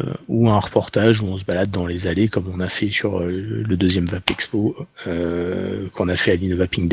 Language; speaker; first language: French; native; French